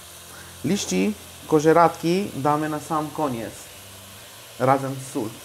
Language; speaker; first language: Polish; non-native, learner; Hindi